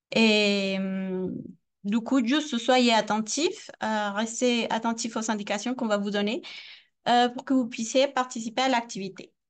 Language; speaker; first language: French; non-native, fluent; Spanish